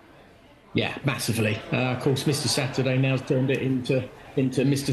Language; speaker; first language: English; native; English